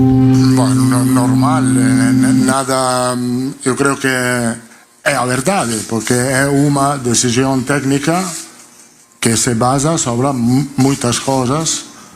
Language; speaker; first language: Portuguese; non-native, learner; Italian